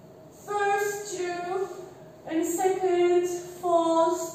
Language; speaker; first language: English; non-native, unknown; Turkish